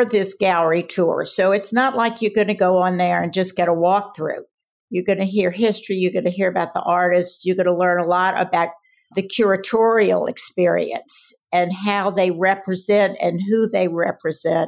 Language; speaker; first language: English; native; English